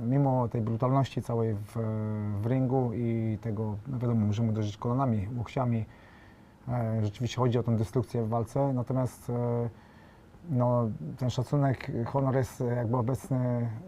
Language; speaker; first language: Polish; native; Polish